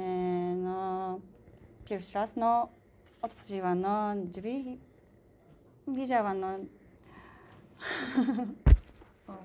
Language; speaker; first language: Polish; non-native, learner; Japanese